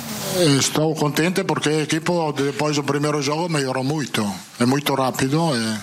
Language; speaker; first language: Portuguese; non-native, fluent; Italian